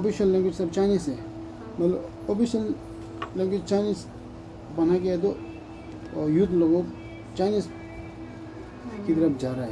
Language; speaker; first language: Hindi; non-native, learner; Tibetan